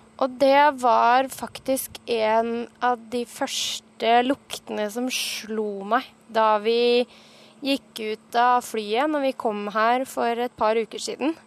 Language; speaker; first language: Norwegian; native; Norwegian